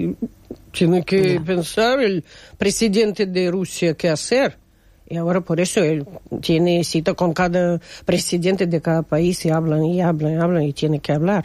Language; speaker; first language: Spanish; non-native, learner; Russian